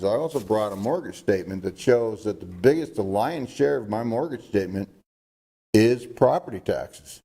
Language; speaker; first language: English; native; English